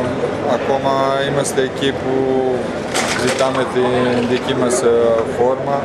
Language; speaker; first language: Greek; non-native, fluent; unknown